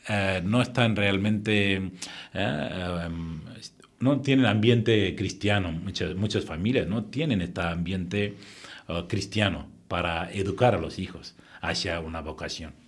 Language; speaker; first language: Spanish; non-native, fluent; Tamil